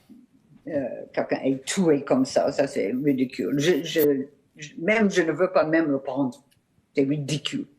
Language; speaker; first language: French; non-native, fluent; English